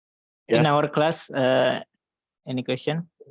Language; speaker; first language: English; non-native, learner; Indonesian